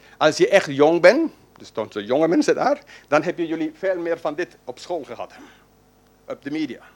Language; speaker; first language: Dutch; non-native, fluent; English